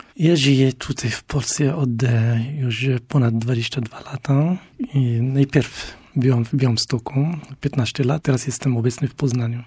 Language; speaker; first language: Polish; non-native, learner; Arabic